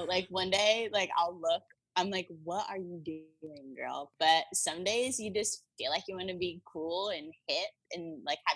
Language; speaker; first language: English; native; English